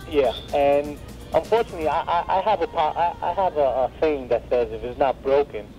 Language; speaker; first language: English; native; English